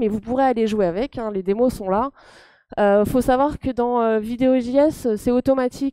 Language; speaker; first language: French; native; French